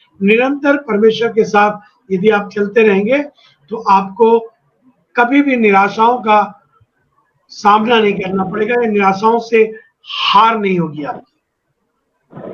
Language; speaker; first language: Hindi; native; Hindi